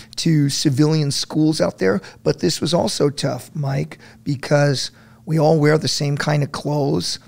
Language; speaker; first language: English; native; English